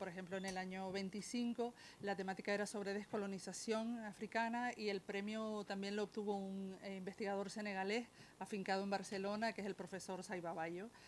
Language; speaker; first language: Spanish; native; Spanish